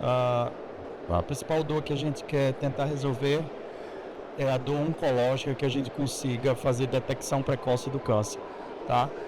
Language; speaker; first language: Portuguese; native; Portuguese